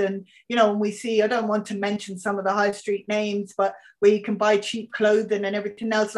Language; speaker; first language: English; native; English